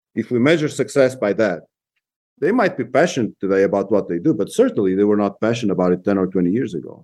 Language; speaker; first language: English; non-native, fluent; Portuguese